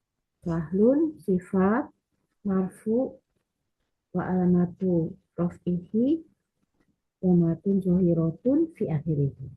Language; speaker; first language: Arabic; non-native, learner; Indonesian